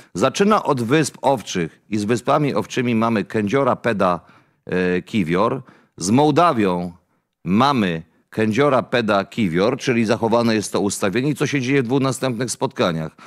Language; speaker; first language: Polish; native; Polish